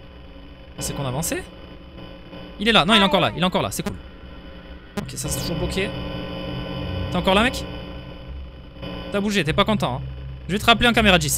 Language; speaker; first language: French; native; French